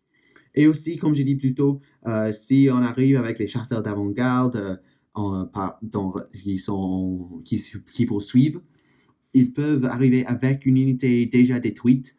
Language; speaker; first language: French; non-native, learner; English